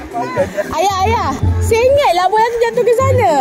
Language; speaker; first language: Malay; native; Malay